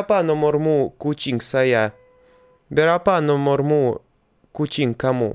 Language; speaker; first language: Indonesian; non-native, learner; Russian